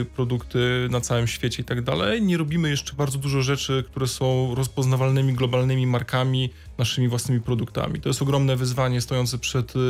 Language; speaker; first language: Polish; native; Polish